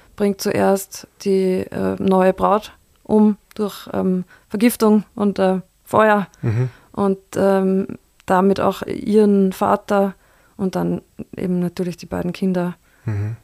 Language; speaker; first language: German; native; German